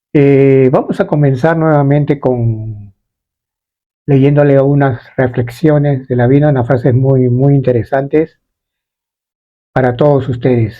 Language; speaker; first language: Spanish; native; Spanish